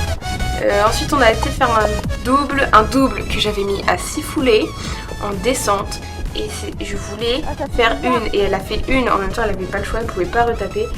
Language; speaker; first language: French; native; French